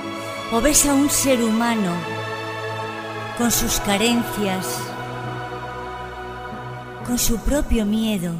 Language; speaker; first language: Spanish; native; Spanish